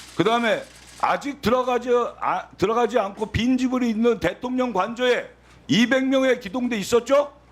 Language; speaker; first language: Korean; native; Korean